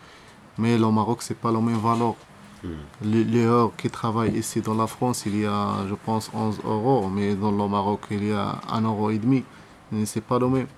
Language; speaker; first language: French; non-native, local second language; Arabic